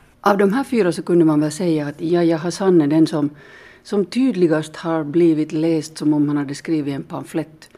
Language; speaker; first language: Swedish; native; Swedish